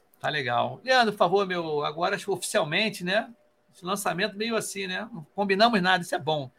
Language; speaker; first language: Portuguese; native; Portuguese